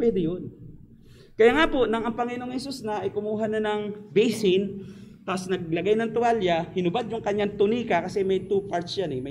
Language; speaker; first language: Filipino; native; Filipino